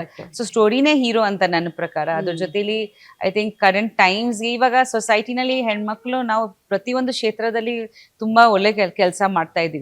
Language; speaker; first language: Kannada; non-native, local second language; Bangla